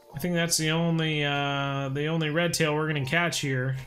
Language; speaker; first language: English; native; English